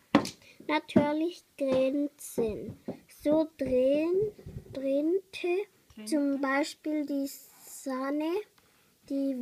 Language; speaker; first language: German; non-native, learner; Thai